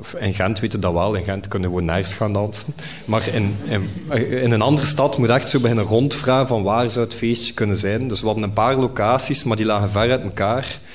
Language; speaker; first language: Dutch; native; Dutch